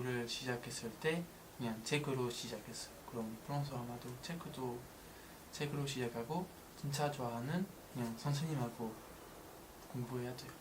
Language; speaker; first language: Korean; non-native, learner; French